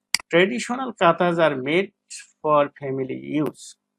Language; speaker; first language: English; non-native, local second language; Bangla